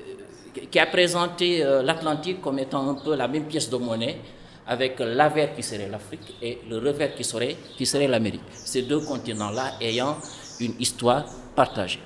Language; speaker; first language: French; non-native, local second language; Fula